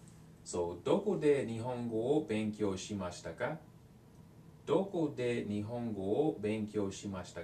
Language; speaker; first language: Japanese; non-native, learner; English